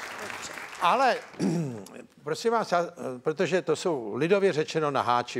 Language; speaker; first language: Czech; native; Czech